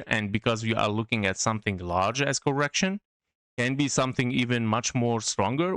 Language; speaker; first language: English; non-native, fluent; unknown